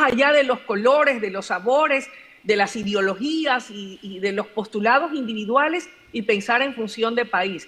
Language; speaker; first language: Spanish; native; Spanish